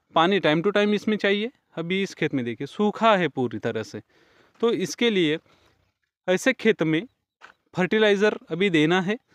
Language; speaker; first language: Hindi; non-native, local second language; Marathi